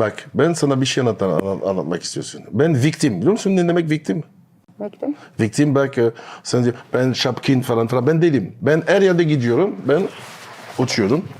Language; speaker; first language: Turkish; non-native, learner; French